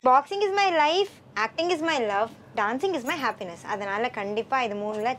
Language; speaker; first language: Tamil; non-native, local second language; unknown